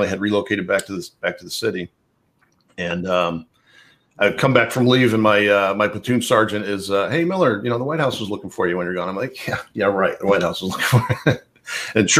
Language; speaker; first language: English; native; English